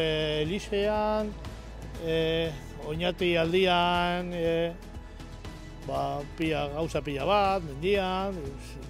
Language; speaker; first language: Basque; non-native, local second language; Spanish